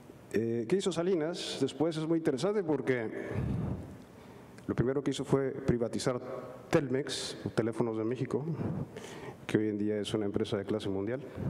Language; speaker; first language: Spanish; native; Spanish